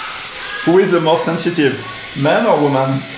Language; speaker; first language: English; non-native, learner; French